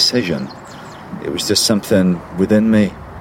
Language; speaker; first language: English; native; English